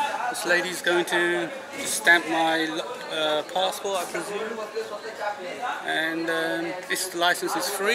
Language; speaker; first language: English; native; English